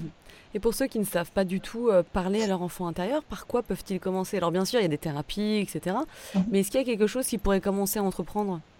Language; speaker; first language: French; native; French